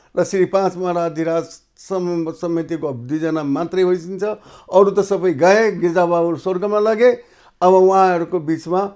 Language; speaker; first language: Nepali; non-native, local second language; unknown